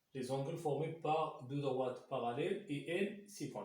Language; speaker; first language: French; non-native, local second language; Arabic